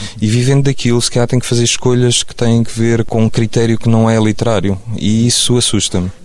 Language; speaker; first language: Portuguese; early bilingual, other home language; French